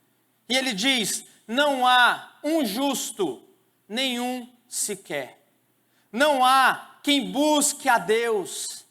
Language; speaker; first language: Portuguese; native; Portuguese